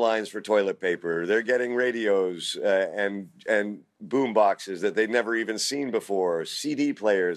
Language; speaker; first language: English; native; English